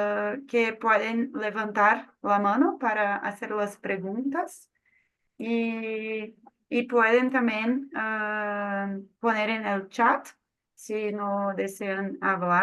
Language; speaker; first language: Spanish; non-native, fluent; Portuguese